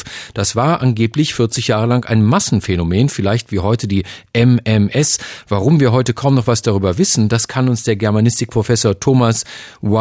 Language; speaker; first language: German; native; German